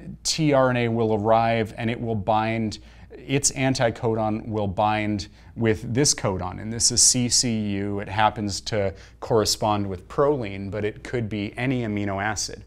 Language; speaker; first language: English; native; English